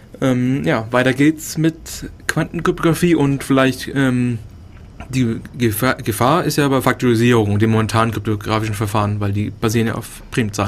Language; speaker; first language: German; native; German